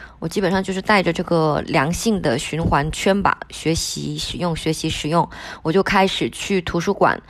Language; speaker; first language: Chinese; non-native, local second language; Min Nan Chinese